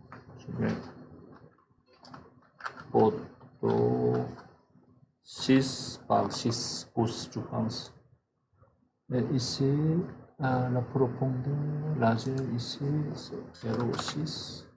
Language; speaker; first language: French; non-native, fluent; Korean